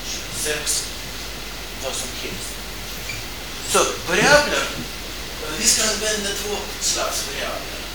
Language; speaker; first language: Swedish; non-native, fluent; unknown